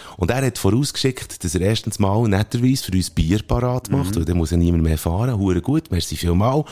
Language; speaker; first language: German; native; German